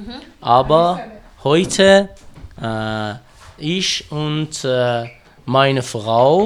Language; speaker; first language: German; non-native, learner; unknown